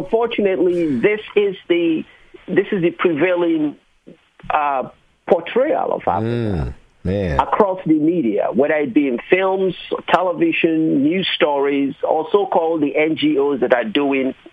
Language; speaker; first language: English; non-native, local second language; Igbo